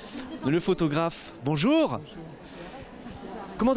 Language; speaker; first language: French; native; French